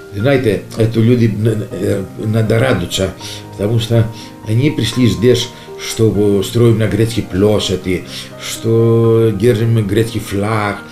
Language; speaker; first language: Russian; non-native, learner; Greek